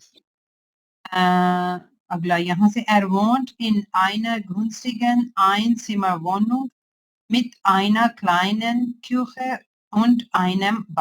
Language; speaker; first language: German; non-native, learner; Urdu